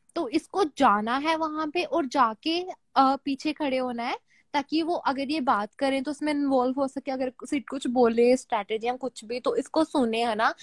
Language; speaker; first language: Hindi; native; Hindi